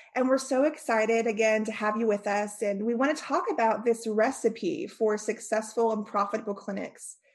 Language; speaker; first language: English; native; English